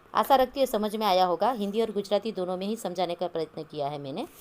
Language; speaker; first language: Hindi; non-native, local second language; Gujarati